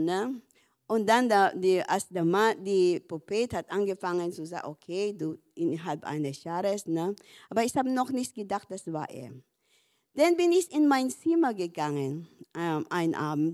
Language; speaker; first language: German; non-native, learner; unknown